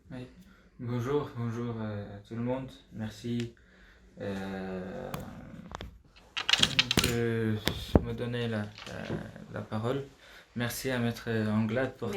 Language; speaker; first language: French; non-native, fluent; Persian